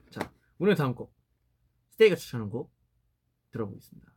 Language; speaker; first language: Korean; early bilingual, heritage; Korean